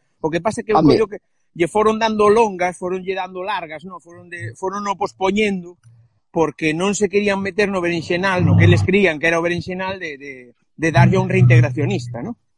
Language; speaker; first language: Galician; non-native, local second language; Spanish